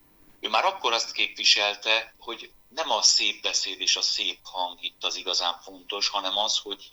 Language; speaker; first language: Hungarian; native; Hungarian